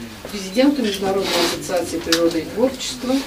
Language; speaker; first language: Russian; native; Russian